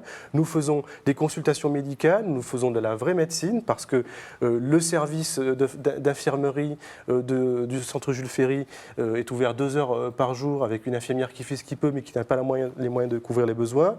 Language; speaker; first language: French; native; French